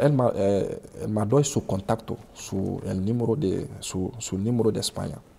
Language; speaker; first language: Spanish; non-native, learner; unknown